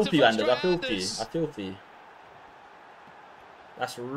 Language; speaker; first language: English; native; English